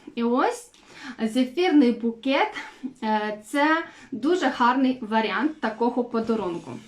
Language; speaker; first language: Ukrainian; non-native, local second language; Russian